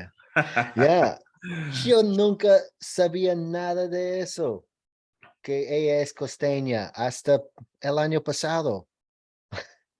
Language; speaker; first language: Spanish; non-native, learner; English